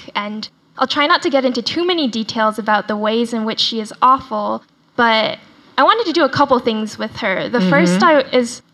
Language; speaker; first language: English; early bilingual, other home language; Chinese